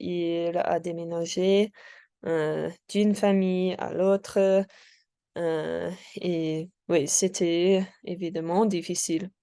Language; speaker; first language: French; non-native, learner; English